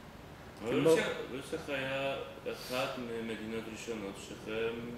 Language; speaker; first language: Hebrew; non-native, learner; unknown